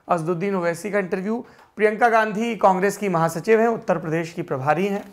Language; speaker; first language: Hindi; native; Hindi